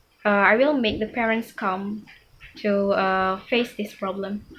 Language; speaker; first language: English; non-native, fluent; Indonesian